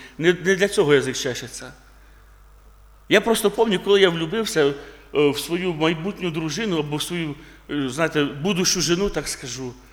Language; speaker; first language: Ukrainian; non-native, local second language; Russian